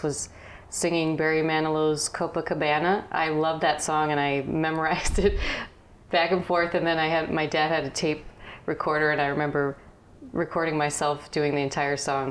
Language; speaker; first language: English; native; English